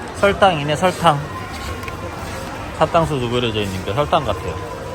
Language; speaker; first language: Korean; native; Korean